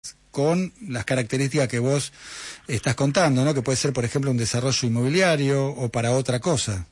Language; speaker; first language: Spanish; native; Spanish